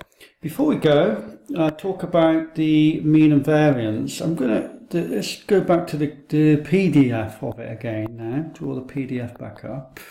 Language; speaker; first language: English; native; English